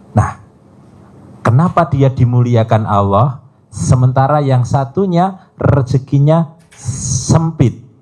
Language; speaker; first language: Indonesian; native; Indonesian